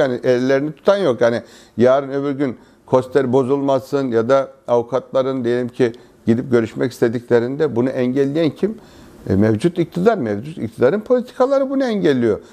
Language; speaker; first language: Turkish; native; Turkish